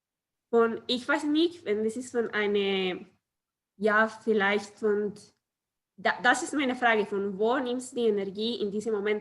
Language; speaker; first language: German; non-native, learner; Spanish